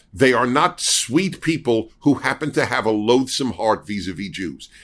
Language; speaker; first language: English; native; English